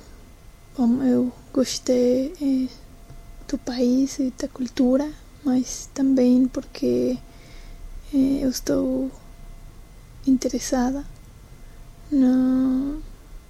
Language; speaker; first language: Portuguese; non-native, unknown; Spanish